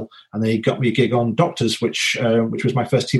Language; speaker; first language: English; native; English